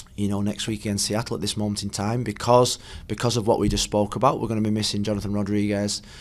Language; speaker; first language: English; native; English